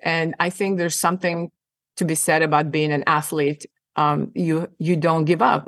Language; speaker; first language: English; non-native, fluent; Ukrainian